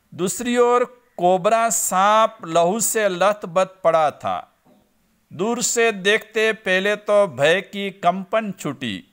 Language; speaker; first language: Hindi; non-native, local second language; Gujarati